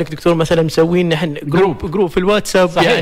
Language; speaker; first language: Arabic; native; Arabic